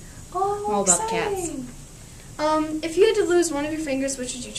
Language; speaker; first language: English; native; English